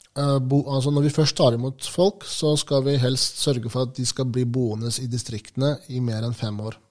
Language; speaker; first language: Norwegian; early bilingual, other home language; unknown